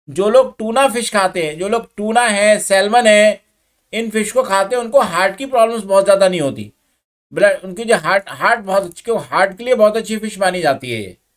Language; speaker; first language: Hindi; native; Hindi